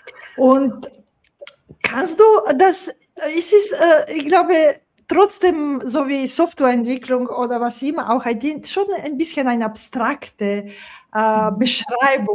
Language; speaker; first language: German; non-native, fluent; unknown